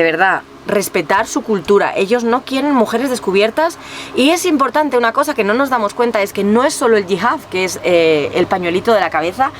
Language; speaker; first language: Spanish; native; Spanish